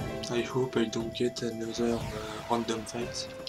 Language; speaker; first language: English; non-native, learner; French